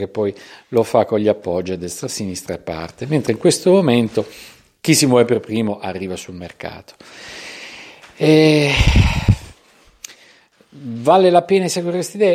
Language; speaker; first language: Italian; native; Italian